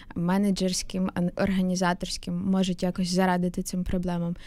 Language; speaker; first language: Ukrainian; native; Ukrainian